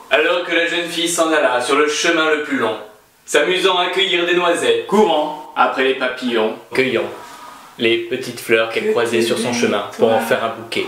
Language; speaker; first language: French; native; French